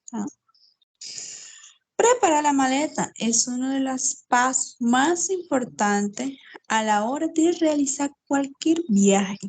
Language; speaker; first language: Spanish; non-native, learner; Portuguese